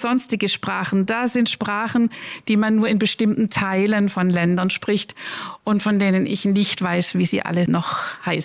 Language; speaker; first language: German; native; German